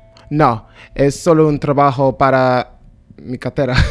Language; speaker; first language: Spanish; non-native, learner; English